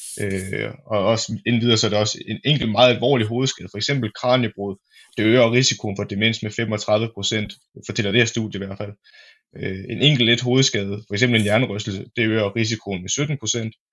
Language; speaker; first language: Danish; native; Danish